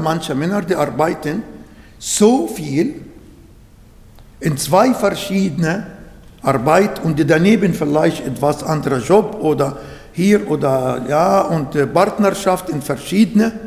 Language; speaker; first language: German; non-native, fluent; Arabic